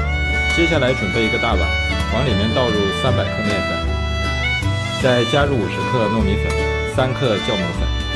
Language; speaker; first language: Chinese; native; Chinese